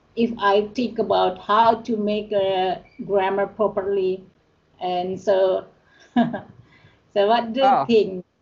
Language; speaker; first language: English; non-native, learner; Indonesian